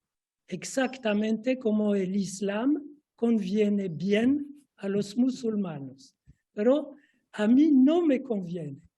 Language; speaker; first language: Spanish; non-native, fluent; French